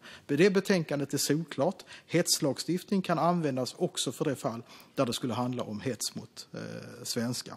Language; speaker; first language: Swedish; native; Swedish